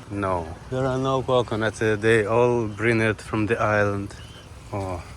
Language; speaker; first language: English; non-native, fluent; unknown